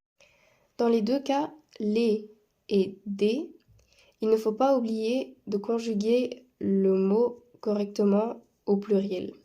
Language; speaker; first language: French; non-native, fluent; Spanish